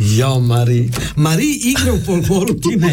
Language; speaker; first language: Serbian; native; Serbian